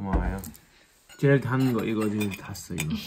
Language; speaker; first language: Korean; non-native, learner; English